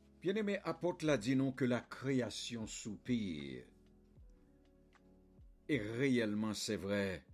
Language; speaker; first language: French; non-native, local second language; Haitian Creole